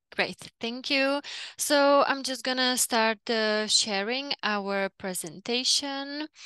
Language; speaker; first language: English; non-native, fluent; Czech